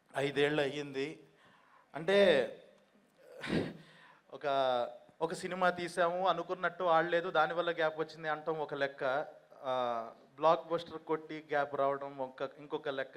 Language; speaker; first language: Telugu; native; Telugu